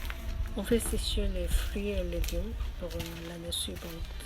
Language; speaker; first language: French; non-native, learner; Korean